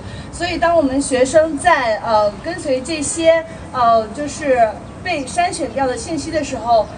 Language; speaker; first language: Chinese; native; Chinese